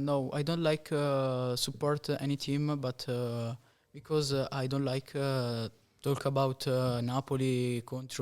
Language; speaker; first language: English; non-native, learner; Italian